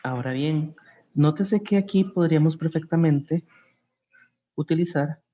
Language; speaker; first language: Spanish; native; Spanish